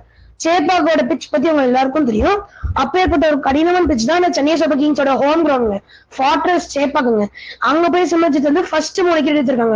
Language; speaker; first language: Tamil; native; Tamil